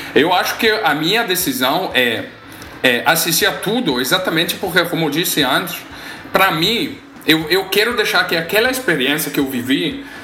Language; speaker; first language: Portuguese; non-native, fluent; Italian